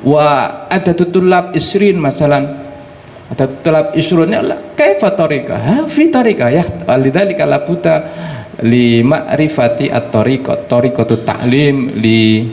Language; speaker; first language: Arabic; non-native, fluent; Indonesian